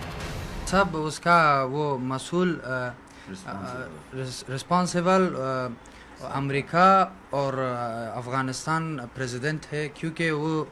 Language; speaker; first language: Hindi; non-native, learner; Persian